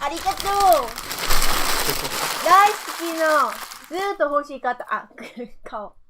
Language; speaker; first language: Japanese; non-native, learner; Vietnamese